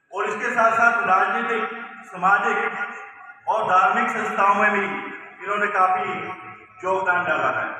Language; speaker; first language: Hindi; non-native, local second language; Punjabi